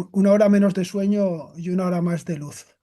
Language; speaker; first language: Spanish; native; Spanish